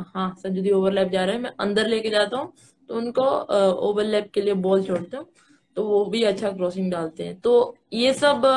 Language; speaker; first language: Hindi; native; Hindi